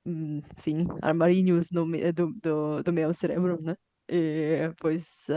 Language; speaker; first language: Portuguese; non-native, fluent; Bulgarian